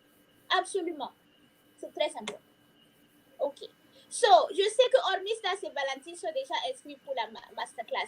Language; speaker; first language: French; non-native, local second language; Kinyarwanda